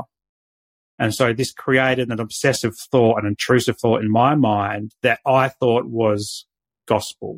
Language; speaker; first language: English; native; English